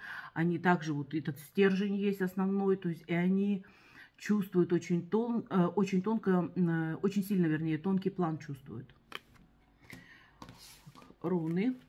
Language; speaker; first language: Russian; native; Russian